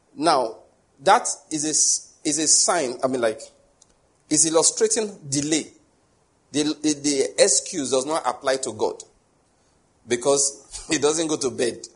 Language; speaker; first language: English; non-native, local second language; Yoruba